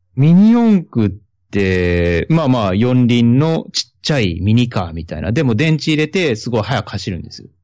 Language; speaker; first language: Japanese; native; Japanese